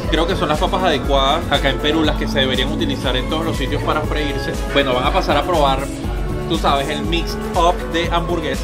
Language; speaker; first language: Spanish; native; Spanish